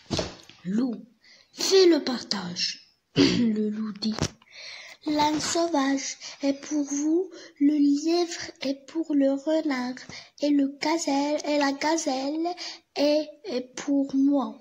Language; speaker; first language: French; non-native, learner; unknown